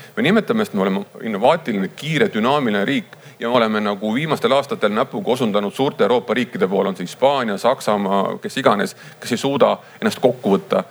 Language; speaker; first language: Estonian; native; Estonian